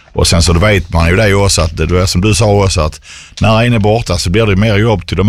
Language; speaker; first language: Swedish; native; Swedish